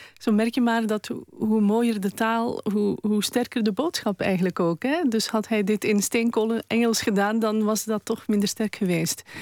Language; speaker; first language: Dutch; native; Dutch